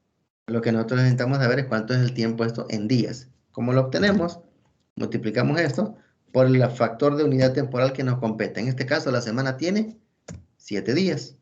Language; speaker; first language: Spanish; native; Spanish